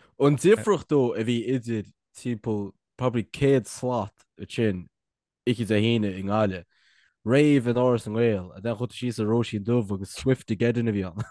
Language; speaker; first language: Irish; native; Irish